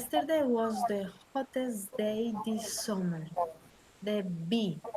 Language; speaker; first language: English; non-native, learner; Spanish